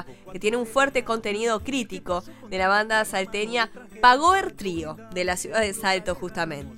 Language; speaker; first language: Spanish; native; Spanish